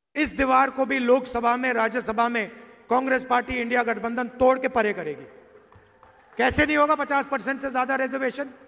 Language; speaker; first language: Hindi; native; Hindi